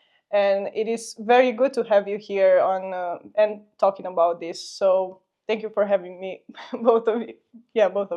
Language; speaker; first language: English; non-native, fluent; Romanian